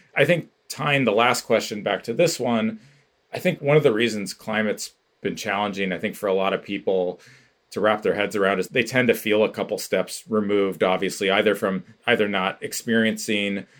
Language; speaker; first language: English; native; English